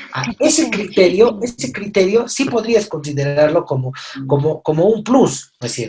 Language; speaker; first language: Spanish; native; Spanish